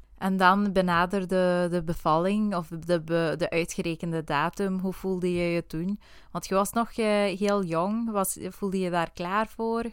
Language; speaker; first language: Dutch; native; Dutch